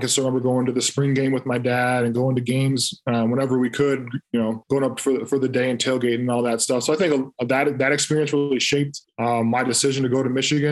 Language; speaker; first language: English; native; English